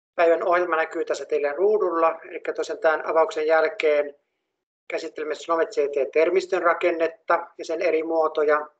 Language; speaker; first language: Finnish; native; Finnish